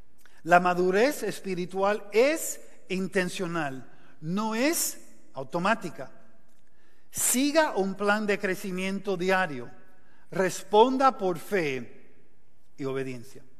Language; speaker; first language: Spanish; non-native, fluent; English